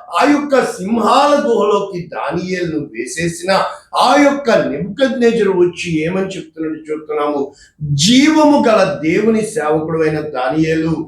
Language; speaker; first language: Telugu; native; Telugu